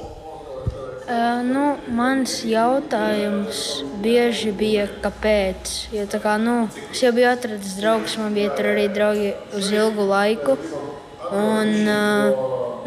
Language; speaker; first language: Latvian; early bilingual, heritage; Latvian